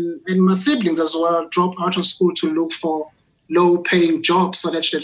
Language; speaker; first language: English; non-native, local second language; Zulu